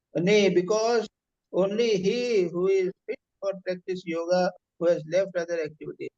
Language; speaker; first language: English; non-native, local second language; Hindi